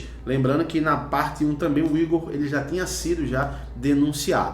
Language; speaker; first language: Portuguese; native; Portuguese